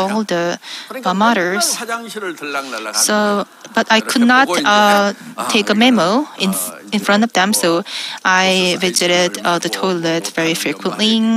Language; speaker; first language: English; non-native, fluent; Korean